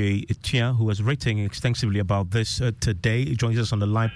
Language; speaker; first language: English; non-native, local second language; Akan